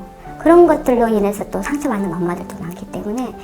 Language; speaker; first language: Korean; native; Korean